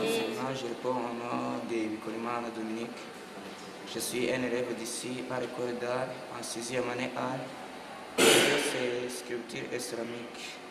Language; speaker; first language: French; non-native, local second language; Kinyarwanda